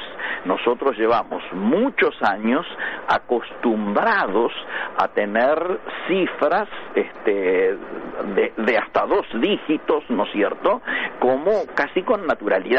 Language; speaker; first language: Spanish; native; Spanish